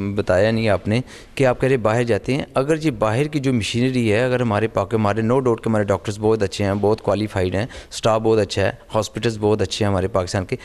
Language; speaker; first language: Urdu; non-native, local second language; Punjabi